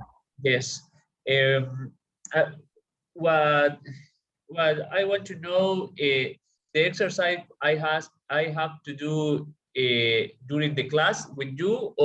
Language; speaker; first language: English; non-native, learner; Spanish